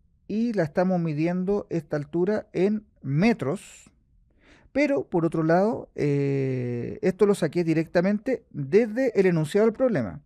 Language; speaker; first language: Spanish; native; Spanish